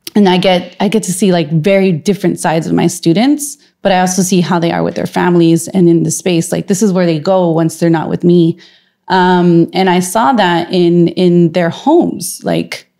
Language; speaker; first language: English; native; English